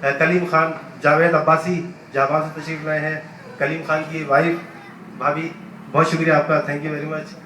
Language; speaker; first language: Urdu; native; Urdu